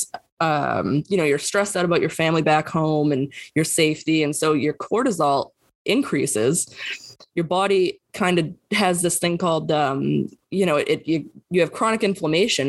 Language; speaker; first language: English; native; English